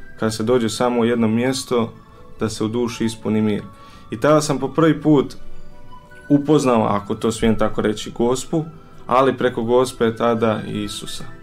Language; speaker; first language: Croatian; native; Croatian